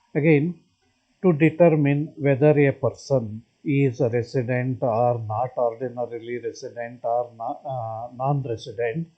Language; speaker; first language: English; non-native, local second language; Kannada